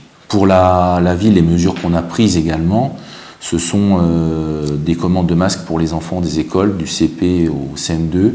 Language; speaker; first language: French; native; French